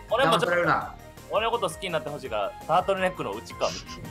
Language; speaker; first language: Japanese; native; Japanese